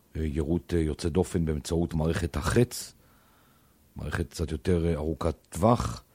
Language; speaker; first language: Hebrew; native; Hebrew